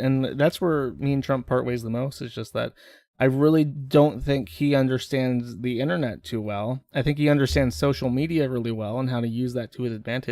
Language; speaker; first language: English; native; English